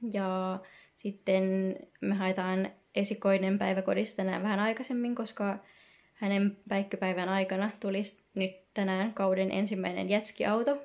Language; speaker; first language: Finnish; native; Finnish